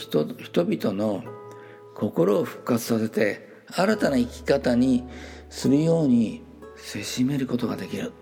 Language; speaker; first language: Japanese; native; Japanese